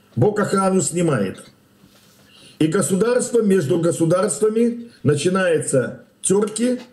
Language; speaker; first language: Russian; native; Russian